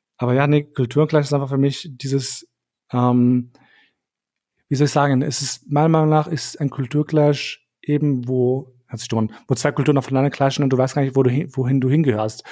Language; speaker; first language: German; early bilingual, other home language; Albanian